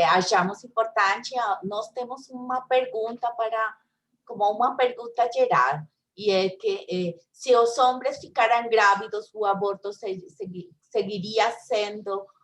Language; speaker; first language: Portuguese; non-native, learner; Spanish